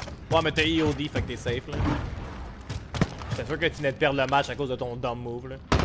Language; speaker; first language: French; native; French